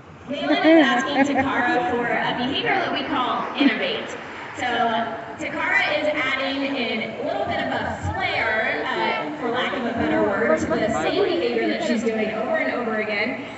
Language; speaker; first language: English; native; English